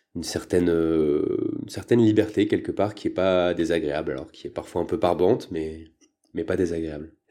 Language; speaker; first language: French; native; French